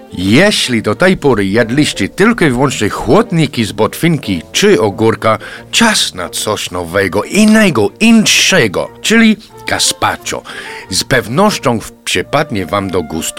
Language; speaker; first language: Polish; non-native, fluent; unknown